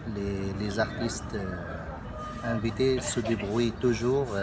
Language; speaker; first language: French; non-native, local second language; Arabic